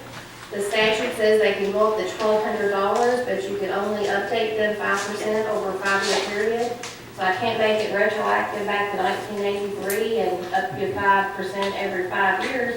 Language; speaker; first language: English; native; English